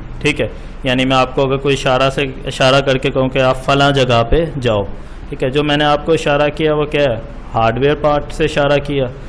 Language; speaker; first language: Urdu; non-native, local second language; Punjabi